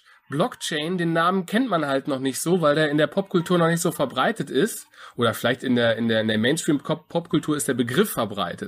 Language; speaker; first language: German; native; German